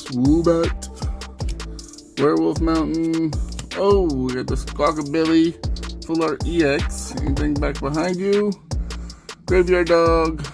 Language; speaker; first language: English; native; English